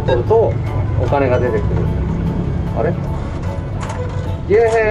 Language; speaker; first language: Japanese; native; Japanese